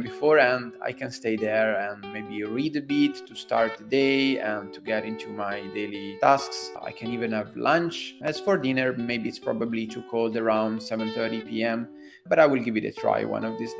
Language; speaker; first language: English; non-native, fluent; Italian